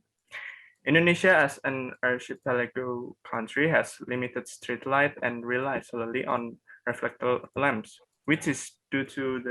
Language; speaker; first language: English; non-native, learner; Indonesian